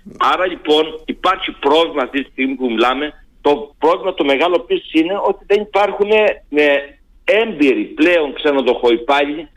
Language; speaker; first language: Greek; native; Greek